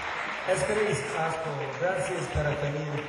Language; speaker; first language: Spanish; non-native, learner; English